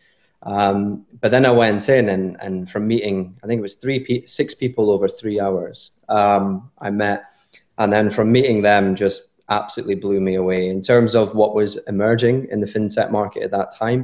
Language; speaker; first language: English; native; English